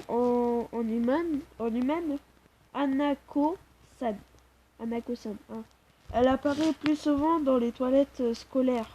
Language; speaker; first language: French; native; French